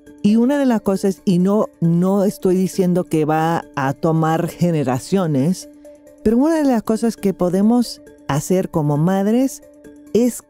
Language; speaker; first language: Spanish; non-native, fluent; English